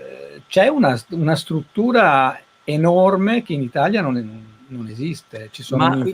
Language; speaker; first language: Italian; native; Italian